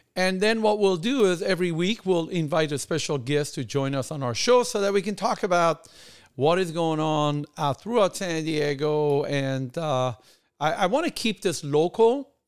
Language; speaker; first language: English; non-native, fluent; Persian